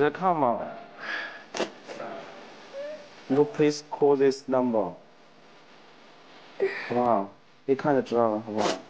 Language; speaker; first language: Chinese; native; Chinese